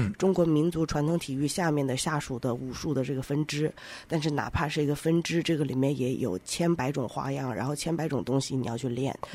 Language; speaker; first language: Chinese; native; Chinese